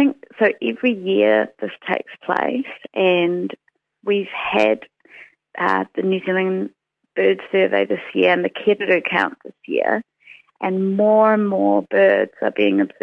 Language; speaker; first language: English; native; English